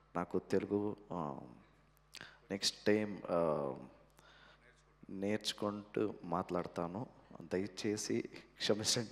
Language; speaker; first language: Telugu; non-native, learner; Kannada